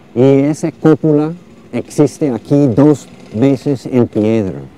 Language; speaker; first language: Spanish; non-native, fluent; English